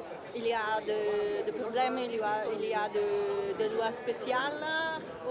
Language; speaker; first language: French; non-native, learner; Italian